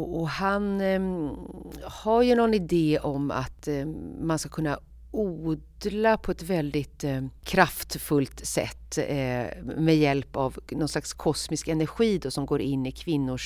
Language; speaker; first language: Swedish; native; Swedish